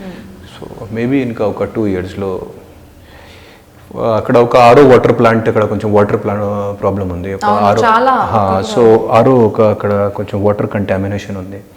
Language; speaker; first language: Telugu; non-native, local second language; Hindi